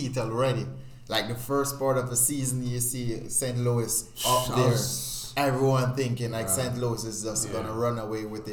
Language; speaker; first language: English; non-native, local second language; Jamaican Creole English